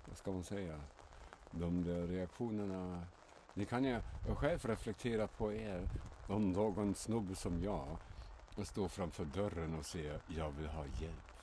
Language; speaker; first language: Swedish; non-native, fluent; German